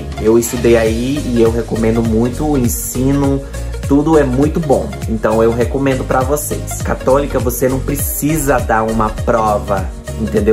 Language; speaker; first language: Portuguese; non-native, fluent; Spanish